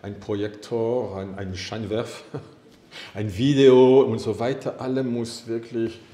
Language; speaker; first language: German; non-native, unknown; French